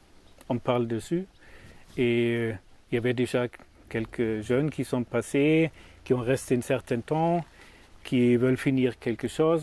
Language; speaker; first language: French; non-native, learner; German